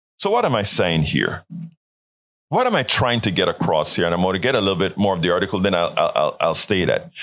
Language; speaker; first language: English; non-native, fluent; Spanish